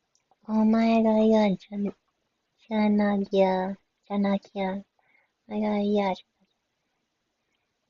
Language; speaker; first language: Japanese; non-native, learner; English